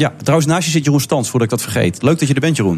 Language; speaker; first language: Dutch; native; Dutch